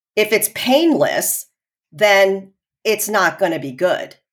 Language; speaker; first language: English; early bilingual, other home language; Chinese